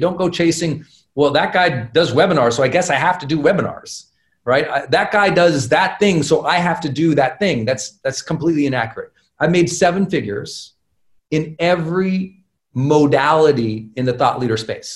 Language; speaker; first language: English; native; English